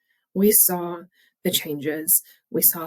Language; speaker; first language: English; native; English